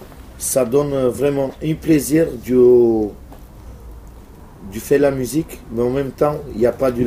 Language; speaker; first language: French; non-native, fluent; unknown